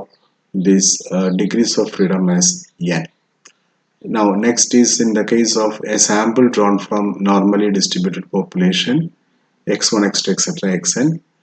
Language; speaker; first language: English; non-native, local second language; Malayalam